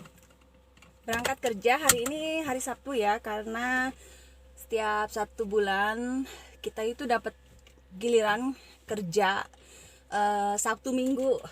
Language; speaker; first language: Indonesian; native; Indonesian